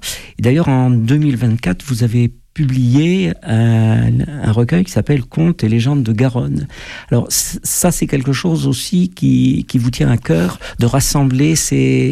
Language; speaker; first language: French; native; French